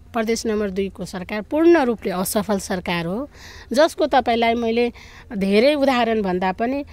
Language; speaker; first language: Nepali; non-native, local second language; Maithili